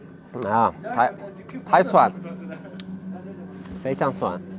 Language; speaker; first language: Chinese; non-native, learner; Turkish